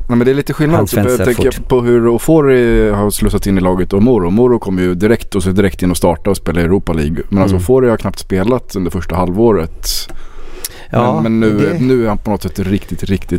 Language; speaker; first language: Swedish; native; Swedish